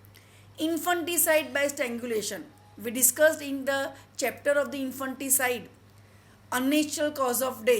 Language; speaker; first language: English; non-native, local second language; Gujarati